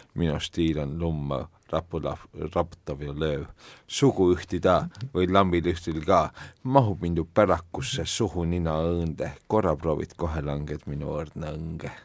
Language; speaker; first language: Estonian; native; Estonian